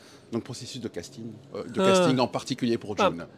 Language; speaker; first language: French; native; French